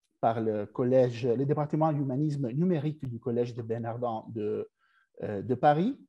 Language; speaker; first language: French; non-native, fluent; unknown